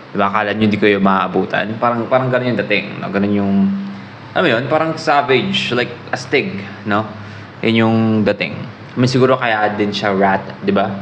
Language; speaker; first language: Filipino; native; Filipino